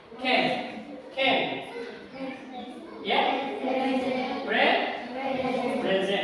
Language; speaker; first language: English; non-native, learner; Indonesian